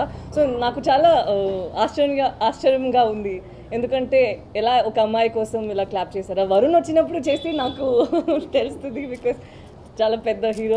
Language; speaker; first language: Telugu; non-native, local second language; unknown